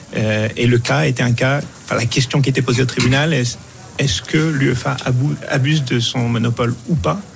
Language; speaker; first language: French; non-native, local second language; Arabic